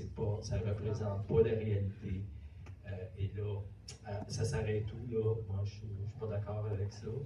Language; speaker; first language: French; native; French